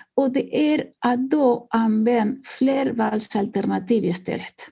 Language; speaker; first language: Swedish; non-native, fluent; Spanish